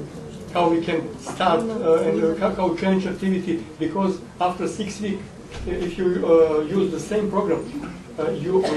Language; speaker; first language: English; non-native, fluent; Serbian